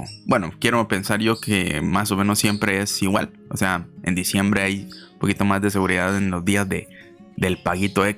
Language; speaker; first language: Spanish; native; Spanish